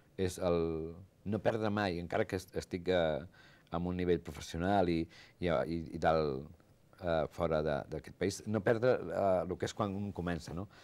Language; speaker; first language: Catalan; native; Catalan